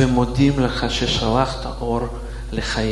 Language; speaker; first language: Hebrew; non-native, fluent; Russian